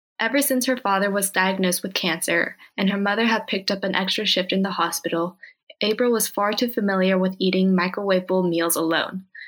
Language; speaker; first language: English; early bilingual, other home language; Korean